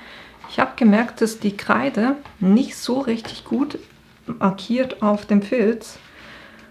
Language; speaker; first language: German; native; German